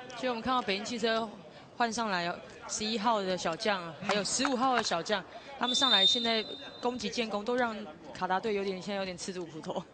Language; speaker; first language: Chinese; native; Chinese